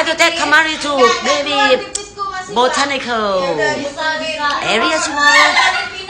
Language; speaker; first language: English; non-native, learner; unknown